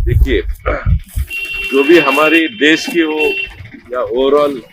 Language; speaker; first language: Hindi; non-native, local second language; Marathi